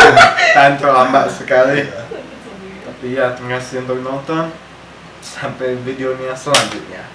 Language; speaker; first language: Indonesian; early bilingual, other home language; English